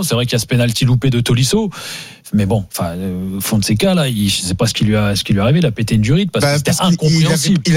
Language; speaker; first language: French; native; French